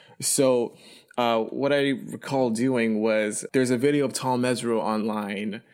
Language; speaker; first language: English; early bilingual, other home language; Chinese